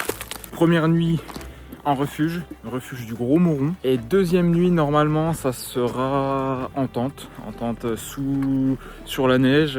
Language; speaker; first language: French; native; French